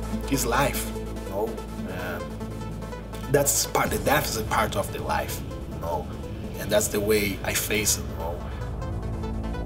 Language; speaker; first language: English; non-native, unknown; Portuguese